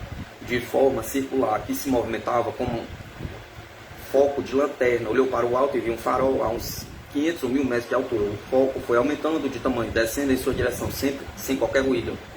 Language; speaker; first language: Portuguese; native; Portuguese